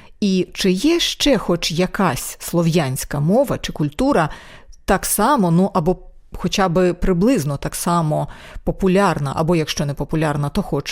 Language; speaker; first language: Ukrainian; native; Ukrainian